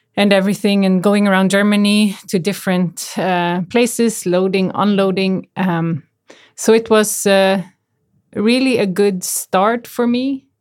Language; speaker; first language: English; native; English